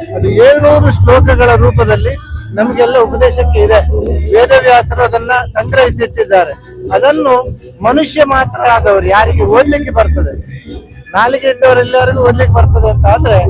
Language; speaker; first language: Kannada; non-native, local second language; Tulu